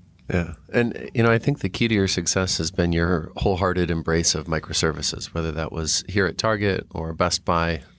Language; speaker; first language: English; native; English